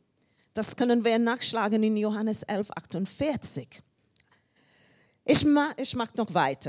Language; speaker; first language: German; non-native, learner; English